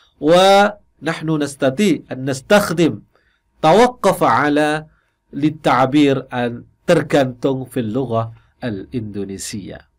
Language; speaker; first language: Arabic; non-native, fluent; Indonesian